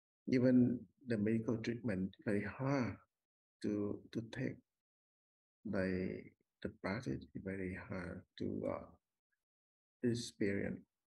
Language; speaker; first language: English; non-native, learner; Vietnamese